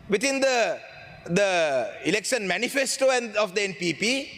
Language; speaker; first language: English; non-native, local second language; Tamil